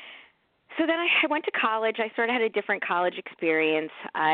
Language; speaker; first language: English; native; English